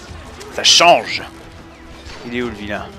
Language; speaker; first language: French; native; French